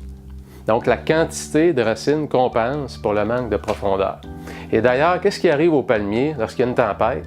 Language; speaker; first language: French; native; French